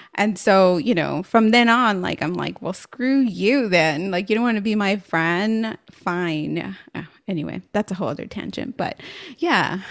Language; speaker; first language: English; native; English